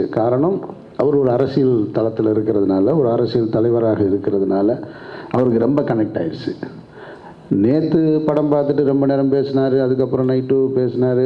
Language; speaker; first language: Tamil; native; Tamil